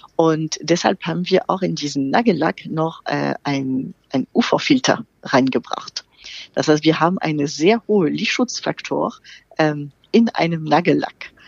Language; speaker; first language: German; non-native, fluent; French